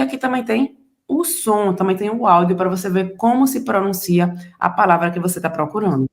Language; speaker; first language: Portuguese; native; Portuguese